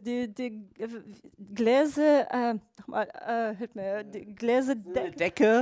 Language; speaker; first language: German; non-native, learner; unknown